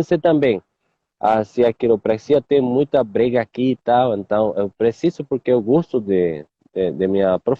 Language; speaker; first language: Portuguese; non-native, learner; Spanish